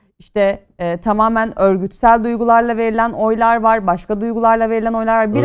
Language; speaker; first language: Turkish; native; Turkish